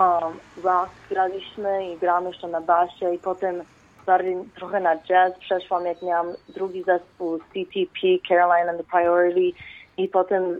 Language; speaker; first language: Polish; early bilingual, heritage; Polish